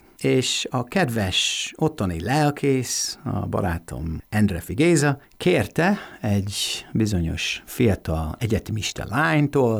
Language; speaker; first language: Hungarian; non-native, fluent; English